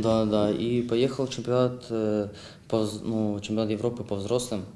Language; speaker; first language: Russian; non-native, local second language; Ukrainian